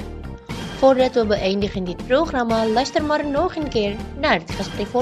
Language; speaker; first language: Dutch; non-native, learner; Indonesian